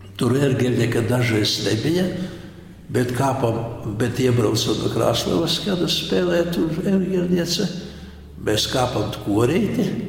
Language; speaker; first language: Latvian; non-native, local second language; Polish